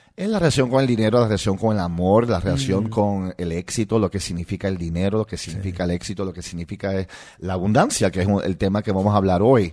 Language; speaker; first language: Spanish; non-native, local second language; English